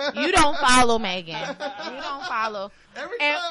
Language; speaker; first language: English; native; English